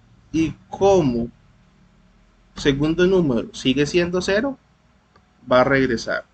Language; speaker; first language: Spanish; native; Spanish